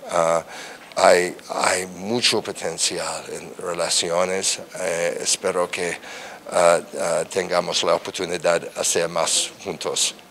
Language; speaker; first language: Spanish; non-native, learner; English